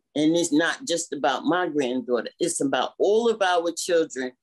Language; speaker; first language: English; native; English